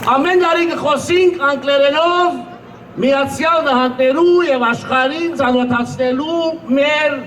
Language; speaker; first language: Armenian; early bilingual, other home language; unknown